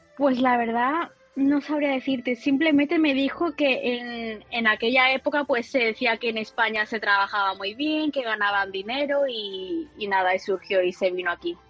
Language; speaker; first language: Spanish; early bilingual, other home language; Wu Chinese